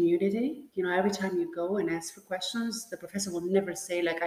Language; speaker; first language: English; non-native, fluent; Albanian